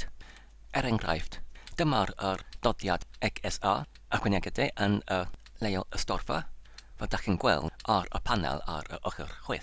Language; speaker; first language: Welsh; non-native, local second language; English